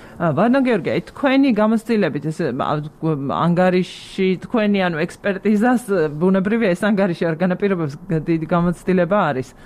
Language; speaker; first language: Georgian; native; Georgian